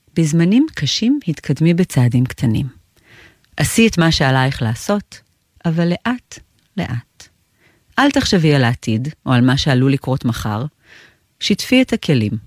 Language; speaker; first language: Hebrew; native; Hebrew